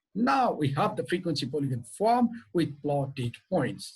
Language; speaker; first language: English; non-native, local second language; Nepali